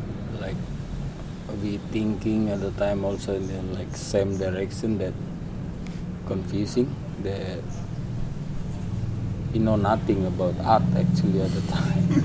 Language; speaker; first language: English; non-native, learner; Indonesian